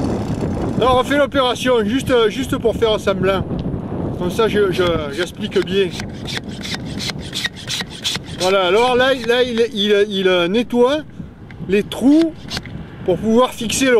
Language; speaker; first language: French; native; French